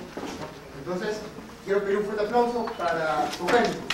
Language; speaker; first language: Spanish; native; Spanish